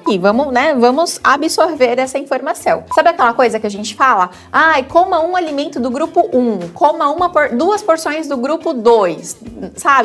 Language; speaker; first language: Portuguese; native; Portuguese